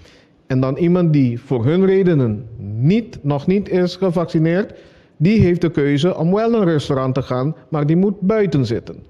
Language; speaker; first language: Dutch; non-native, local second language; Papiamento